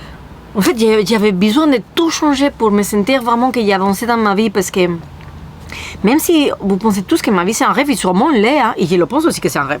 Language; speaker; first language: French; non-native, fluent; Spanish